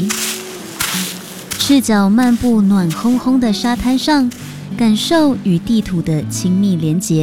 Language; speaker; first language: Chinese; native; Chinese